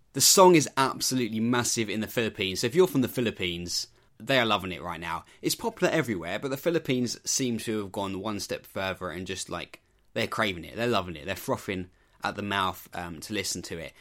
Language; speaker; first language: English; native; English